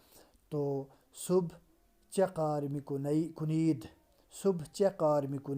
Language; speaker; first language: Persian; non-native, fluent; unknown